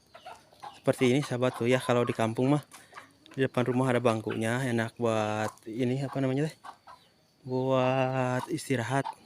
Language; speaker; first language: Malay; non-native, local second language; Sundanese